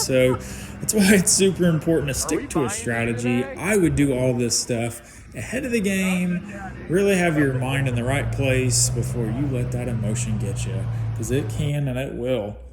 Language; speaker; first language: English; native; English